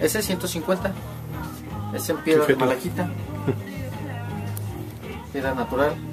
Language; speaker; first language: Spanish; native; Spanish